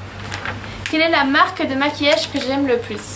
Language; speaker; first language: French; native; French